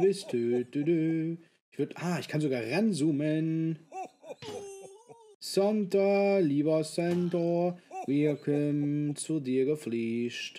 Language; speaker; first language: German; native; German